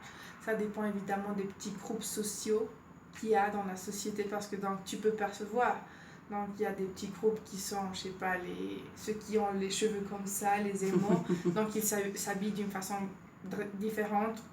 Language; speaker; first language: French; non-native, fluent; Spanish